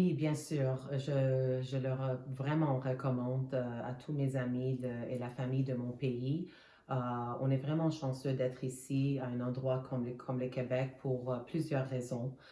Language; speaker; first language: French; non-native, fluent; Armenian